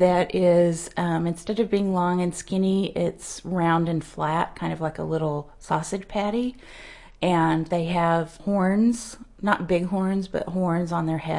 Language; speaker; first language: English; native; English